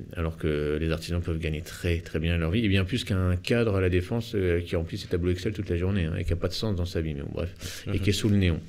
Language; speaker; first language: French; native; French